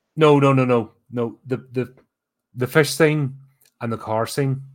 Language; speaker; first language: English; native; English